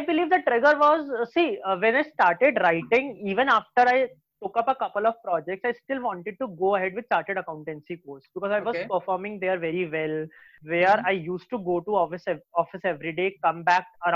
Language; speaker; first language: English; non-native, local second language; Hindi